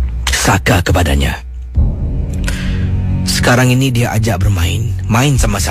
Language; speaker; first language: Malay; native; Malay